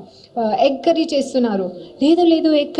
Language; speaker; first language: Telugu; non-native, learner; Hindi